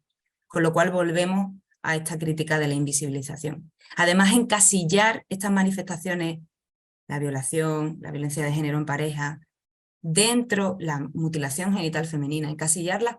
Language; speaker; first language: Spanish; native; Spanish